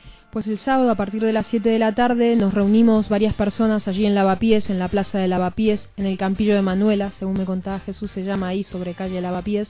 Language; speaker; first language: Spanish; native; Spanish